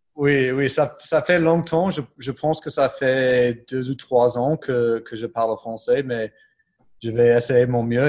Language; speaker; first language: French; non-native, learner; English